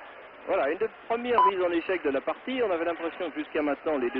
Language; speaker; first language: French; native; French